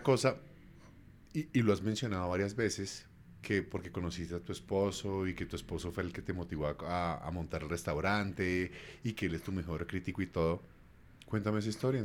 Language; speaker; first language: Spanish; native; Spanish